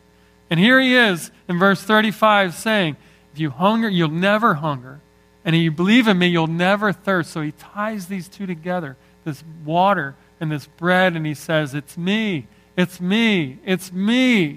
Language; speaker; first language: English; native; English